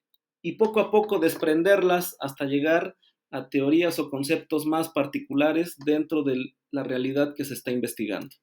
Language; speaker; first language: Spanish; native; Spanish